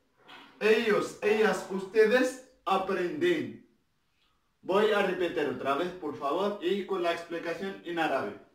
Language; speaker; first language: Spanish; non-native, fluent; Arabic